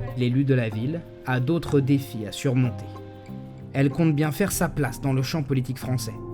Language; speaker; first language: French; native; French